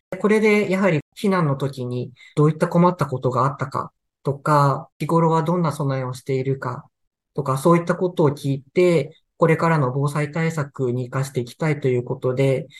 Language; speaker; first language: Japanese; native; Japanese